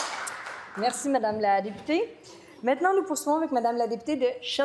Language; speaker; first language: French; native; French